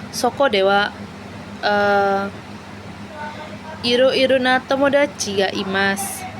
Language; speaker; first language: Japanese; non-native, learner; Indonesian